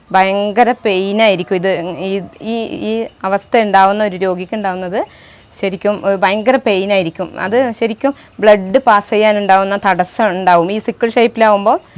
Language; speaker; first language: Malayalam; non-native, local second language; Kannada